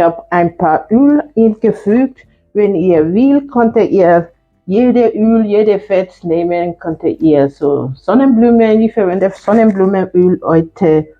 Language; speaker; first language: German; non-native, fluent; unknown